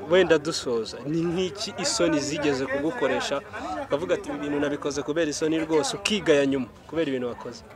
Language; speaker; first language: Kinyarwanda; native; Kinyarwanda